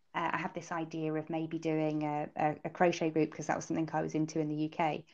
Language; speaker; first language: English; native; English